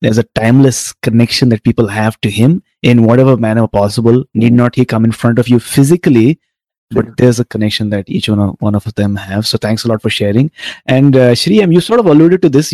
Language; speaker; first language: English; non-native, local second language; Tamil